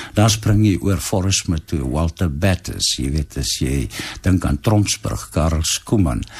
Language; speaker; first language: Afrikaans; native; Afrikaans